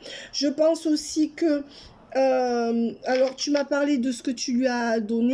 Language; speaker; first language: French; native; French